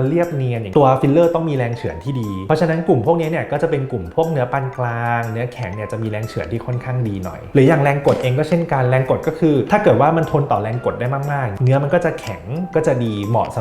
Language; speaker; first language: Thai; native; Thai